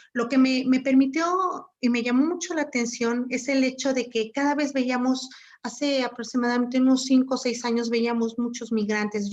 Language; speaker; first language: Spanish; native; Spanish